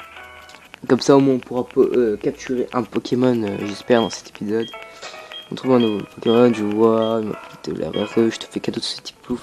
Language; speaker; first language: French; native; French